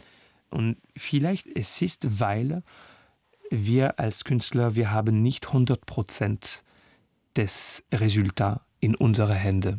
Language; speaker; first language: German; non-native, fluent; French